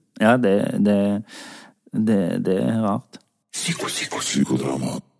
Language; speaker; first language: Norwegian; native; Norwegian